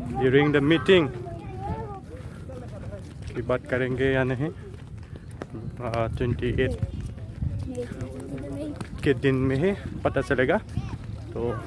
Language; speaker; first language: Hindi; non-native, local second language; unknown